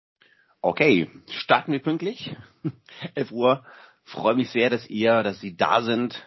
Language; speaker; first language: German; native; German